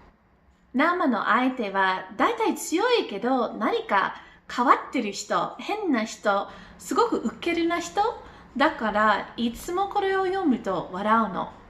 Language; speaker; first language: Japanese; non-native, learner; English